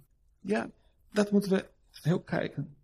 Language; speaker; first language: Dutch; non-native, fluent; Portuguese